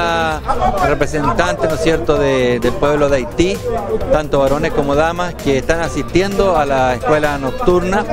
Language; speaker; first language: Spanish; native; Spanish